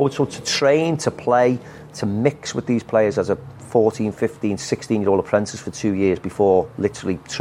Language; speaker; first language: English; native; English